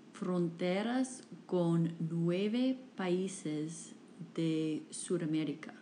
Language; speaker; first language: Spanish; non-native, fluent; English